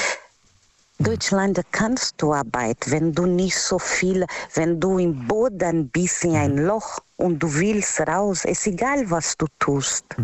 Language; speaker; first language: German; non-native, learner; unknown